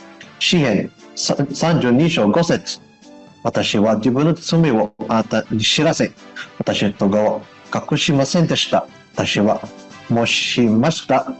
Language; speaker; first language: Japanese; non-native, learner; Filipino